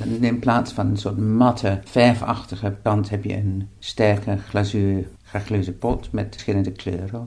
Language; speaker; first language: Dutch; non-native, fluent; English